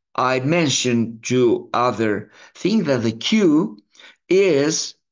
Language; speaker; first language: English; non-native, fluent; Greek